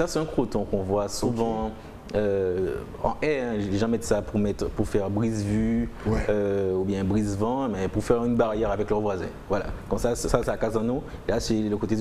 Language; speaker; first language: French; native; French